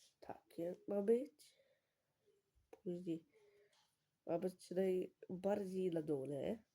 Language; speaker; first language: Polish; early bilingual, heritage; Polish